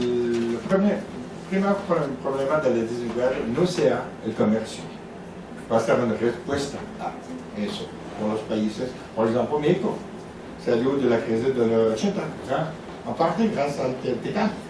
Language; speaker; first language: Spanish; non-native, learner; French